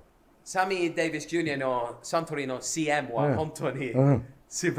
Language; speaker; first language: Japanese; non-native, learner; English